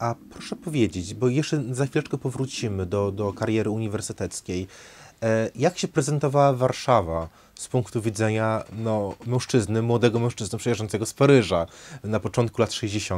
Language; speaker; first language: Polish; native; Polish